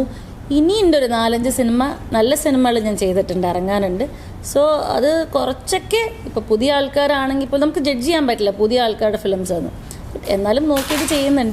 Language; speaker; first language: Malayalam; native; Malayalam